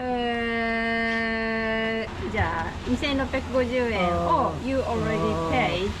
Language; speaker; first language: English; non-native, learner; Japanese